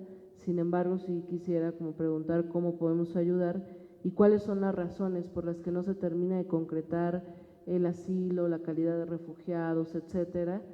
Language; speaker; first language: Spanish; native; Spanish